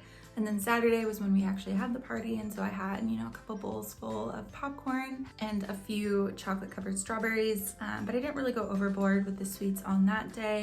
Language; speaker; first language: English; native; English